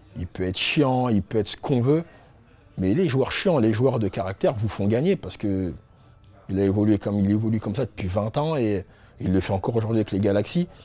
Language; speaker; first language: French; native; French